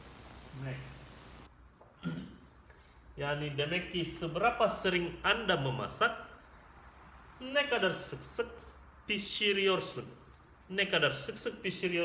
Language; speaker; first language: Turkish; non-native, fluent; Indonesian